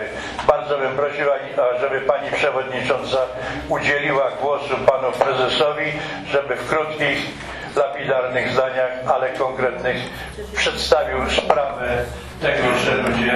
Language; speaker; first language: Polish; native; Polish